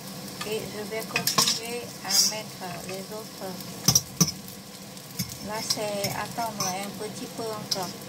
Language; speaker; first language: French; non-native, fluent; Vietnamese